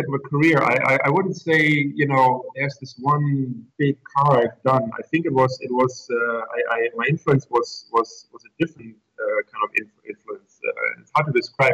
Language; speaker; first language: English; non-native, fluent; German